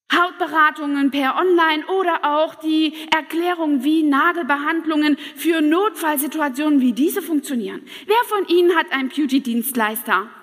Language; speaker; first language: German; native; German